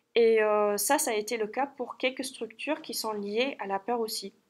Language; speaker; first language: French; non-native, fluent; German